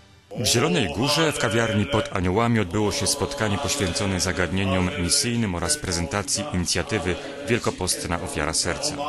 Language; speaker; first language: Polish; native; Polish